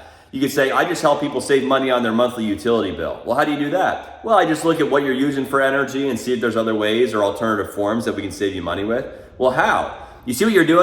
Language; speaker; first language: English; native; English